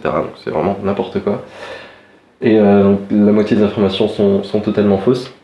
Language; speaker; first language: French; native; French